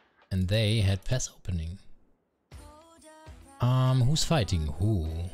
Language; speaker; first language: English; non-native, fluent; German